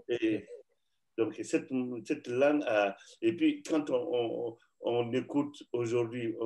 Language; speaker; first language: French; non-native, local second language; Bambara